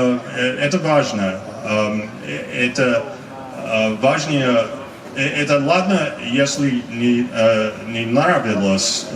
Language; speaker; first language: Russian; non-native, learner; English